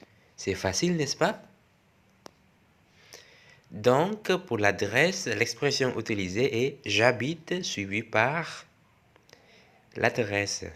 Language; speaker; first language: French; non-native, fluent; Indonesian